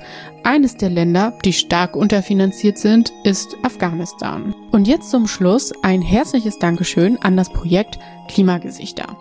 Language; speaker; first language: German; native; German